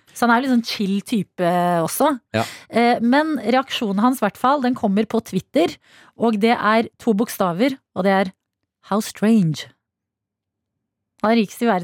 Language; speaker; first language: Norwegian; native; Norwegian